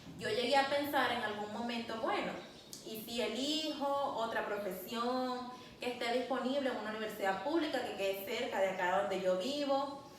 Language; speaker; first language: Spanish; native; Spanish